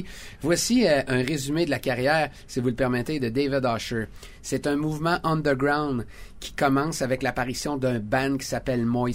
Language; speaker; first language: French; native; French